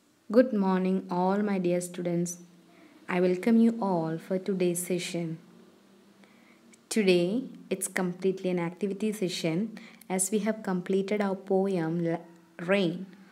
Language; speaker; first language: English; non-native, local second language; Malayalam